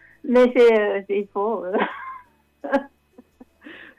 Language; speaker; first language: French; non-native, learner; Japanese